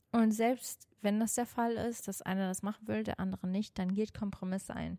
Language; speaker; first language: German; non-native, fluent; Portuguese